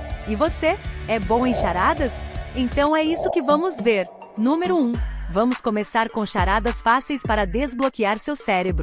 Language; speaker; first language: Portuguese; native; Portuguese